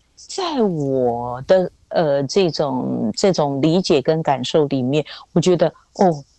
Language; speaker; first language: Chinese; non-native, local second language; Hakka Chinese